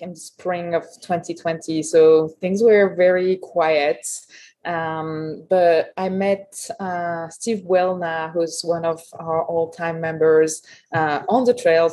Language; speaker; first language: English; non-native, fluent; French